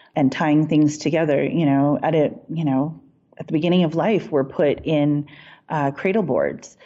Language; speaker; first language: English; native; English